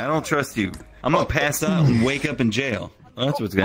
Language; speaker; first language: English; native; English